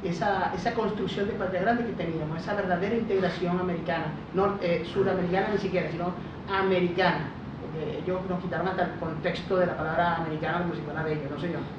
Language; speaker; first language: Spanish; native; Spanish